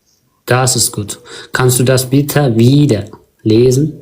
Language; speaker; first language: German; non-native, fluent; Amharic